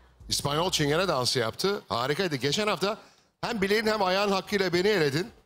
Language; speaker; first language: Turkish; native; Turkish